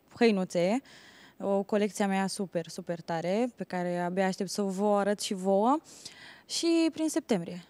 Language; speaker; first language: Romanian; native; Romanian